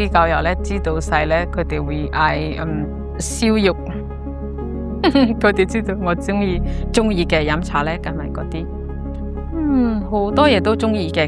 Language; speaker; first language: Cantonese; non-native, fluent; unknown